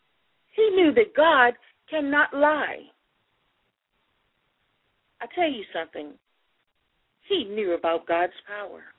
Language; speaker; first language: English; native; English